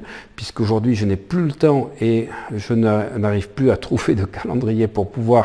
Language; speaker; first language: French; native; French